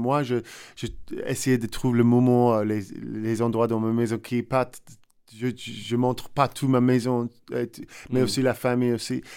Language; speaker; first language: French; non-native, learner; English